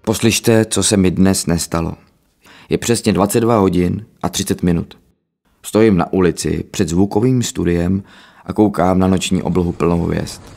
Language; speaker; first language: Czech; native; Czech